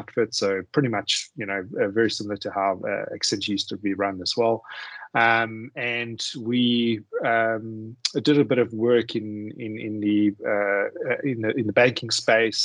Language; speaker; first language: English; native; English